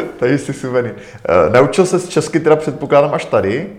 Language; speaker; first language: Czech; native; Czech